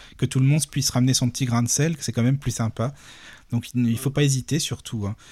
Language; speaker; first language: French; native; French